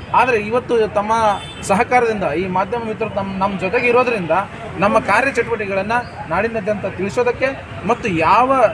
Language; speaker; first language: Kannada; non-native, local second language; Lambadi